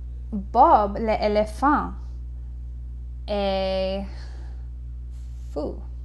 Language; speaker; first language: French; non-native, learner; English